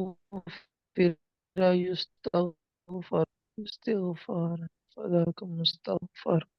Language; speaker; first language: Arabic; non-native, learner; Urdu